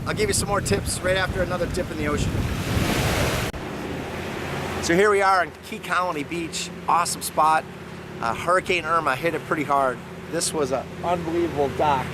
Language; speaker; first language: English; native; English